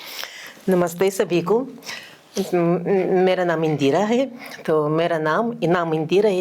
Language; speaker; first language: Hindi; non-native, fluent; Russian